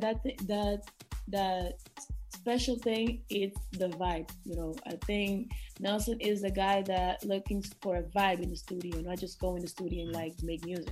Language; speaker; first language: English; non-native, learner; Kabuverdianu